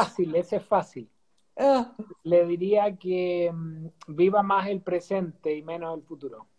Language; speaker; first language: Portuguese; non-native, learner; Spanish